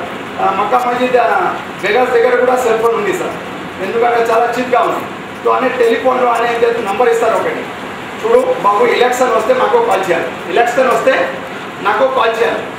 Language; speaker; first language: Telugu; non-native, local second language; Hindi